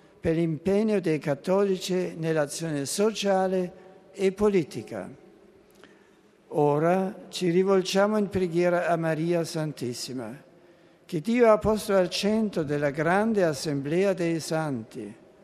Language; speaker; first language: Italian; non-native, fluent; German